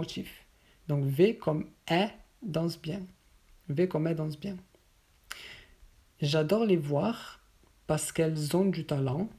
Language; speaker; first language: French; native; French